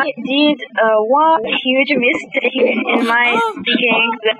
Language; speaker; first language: English; non-native, fluent; Kazakh